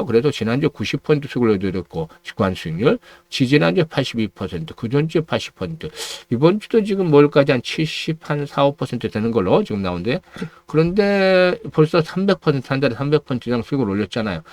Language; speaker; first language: Korean; native; Korean